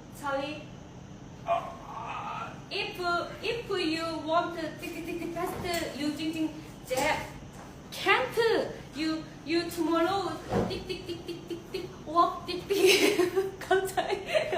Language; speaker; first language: English; non-native, learner; Korean